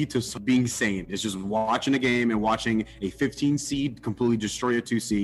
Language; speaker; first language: English; native; English